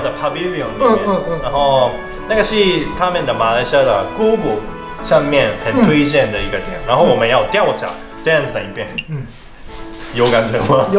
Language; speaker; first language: Chinese; non-native, fluent; Japanese